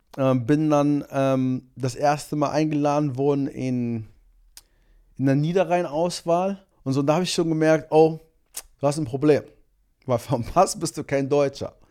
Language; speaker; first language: German; early bilingual, other home language; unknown